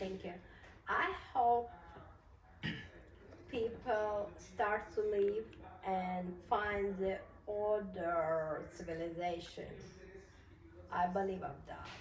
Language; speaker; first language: English; non-native, learner; Russian